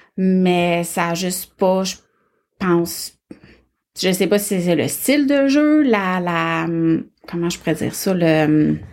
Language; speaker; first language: French; native; French